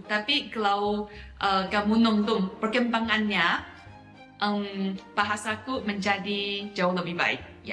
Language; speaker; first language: Indonesian; non-native, fluent; Chinese